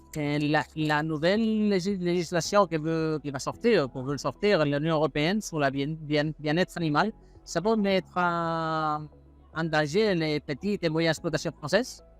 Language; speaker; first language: French; non-native, fluent; Spanish